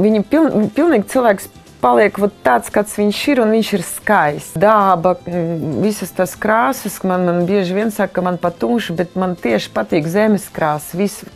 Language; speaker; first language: Latvian; non-native, fluent; Russian